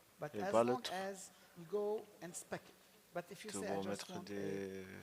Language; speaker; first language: French; non-native, learner; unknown